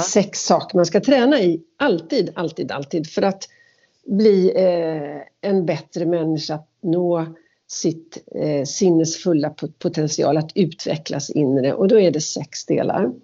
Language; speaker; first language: Swedish; native; Swedish